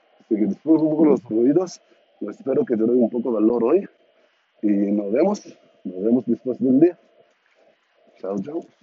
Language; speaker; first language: Spanish; non-native, learner; Hebrew